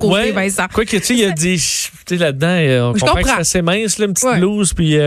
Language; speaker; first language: French; native; French